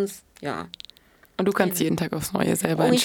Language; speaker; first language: German; native; German